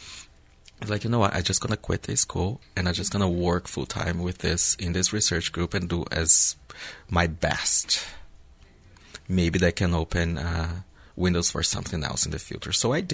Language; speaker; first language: English; non-native, fluent; Portuguese